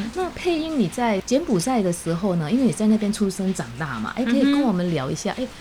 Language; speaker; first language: Chinese; non-native, fluent; Indonesian